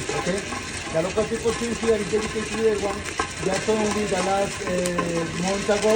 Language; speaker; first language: English; non-native, learner; Spanish